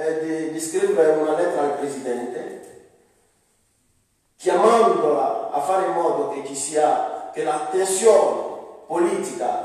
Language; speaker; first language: Italian; non-native, fluent; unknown